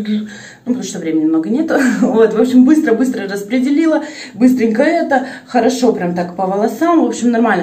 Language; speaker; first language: Russian; native; Russian